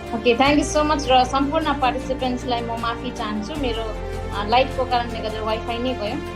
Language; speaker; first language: Nepali; non-native, local second language; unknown